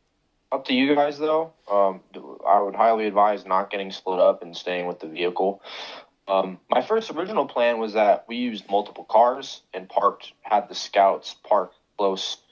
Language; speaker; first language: English; native; English